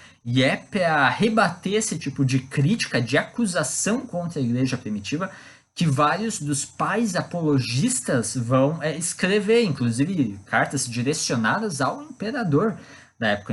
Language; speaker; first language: Portuguese; native; Portuguese